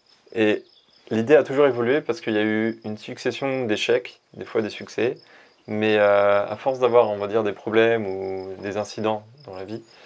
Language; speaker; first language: French; native; French